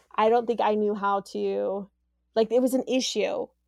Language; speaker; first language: English; native; English